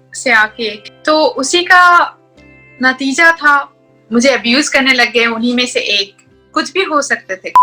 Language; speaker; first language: Hindi; non-native, local second language; Bangla